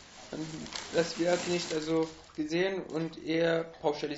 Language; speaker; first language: German; non-native, learner; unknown